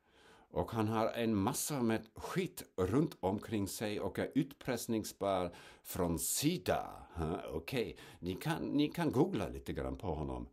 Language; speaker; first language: Swedish; non-native, fluent; German